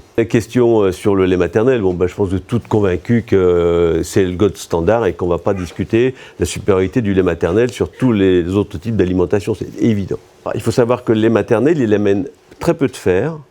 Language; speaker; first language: French; native; French